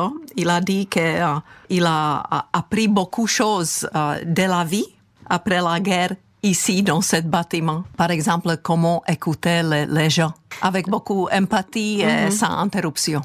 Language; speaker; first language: French; non-native, fluent; Czech